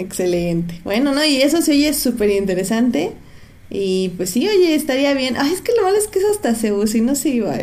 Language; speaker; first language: Spanish; native; Spanish